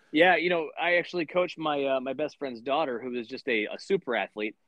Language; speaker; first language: English; native; English